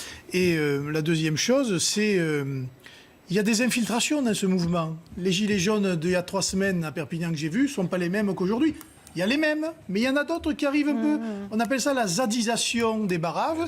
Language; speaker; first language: French; native; French